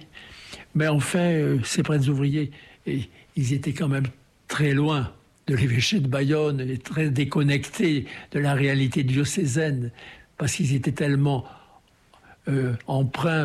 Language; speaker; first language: French; native; French